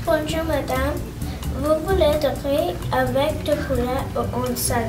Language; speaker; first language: French; non-native, learner; English